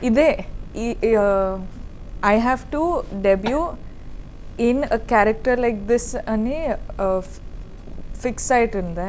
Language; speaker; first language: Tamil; non-native, learner; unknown